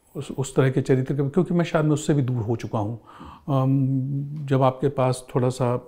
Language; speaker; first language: Hindi; native; Hindi